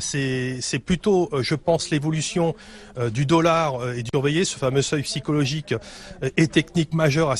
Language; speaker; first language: French; native; French